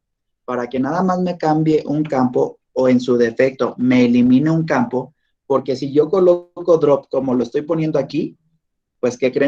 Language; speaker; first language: Spanish; native; Spanish